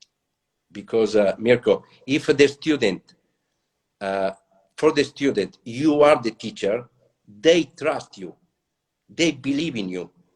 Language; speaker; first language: English; non-native, learner; Italian